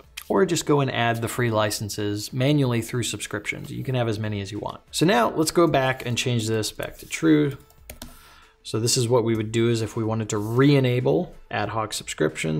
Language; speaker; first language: English; native; English